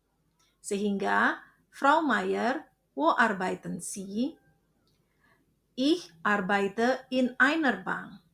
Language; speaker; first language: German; non-native, fluent; Indonesian